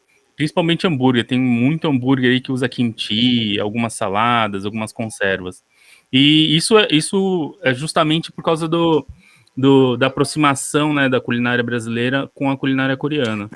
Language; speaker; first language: Portuguese; early bilingual, other home language; Korean